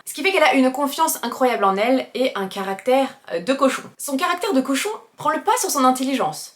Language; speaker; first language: French; native; French